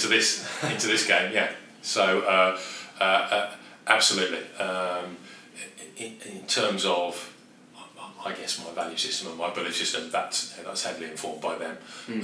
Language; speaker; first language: English; native; English